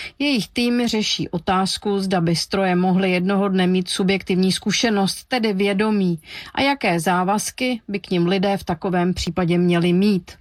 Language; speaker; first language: Czech; native; Czech